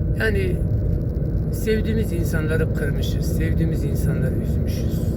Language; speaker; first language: Turkish; non-native, local second language; Kurdish